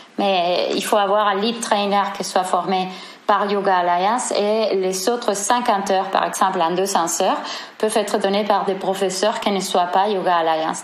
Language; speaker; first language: French; non-native, fluent; Spanish